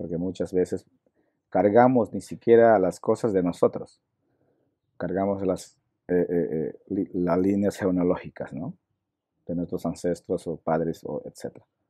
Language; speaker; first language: Spanish; non-native, local second language; Shipibo-Conibo